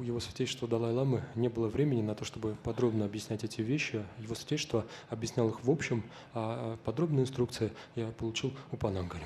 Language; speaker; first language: Russian; native; Russian